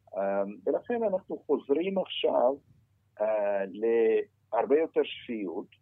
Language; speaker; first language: Hebrew; non-native, fluent; Russian